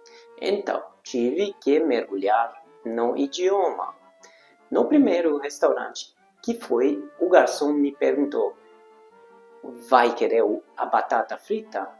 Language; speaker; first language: Portuguese; non-native, fluent; Hungarian